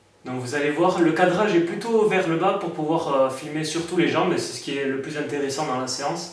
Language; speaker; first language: French; native; French